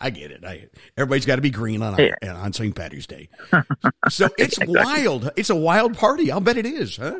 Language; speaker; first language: English; native; English